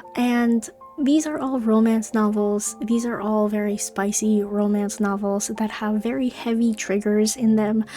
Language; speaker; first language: English; native; English